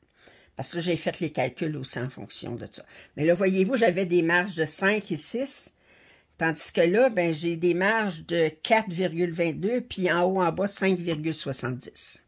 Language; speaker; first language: French; native; French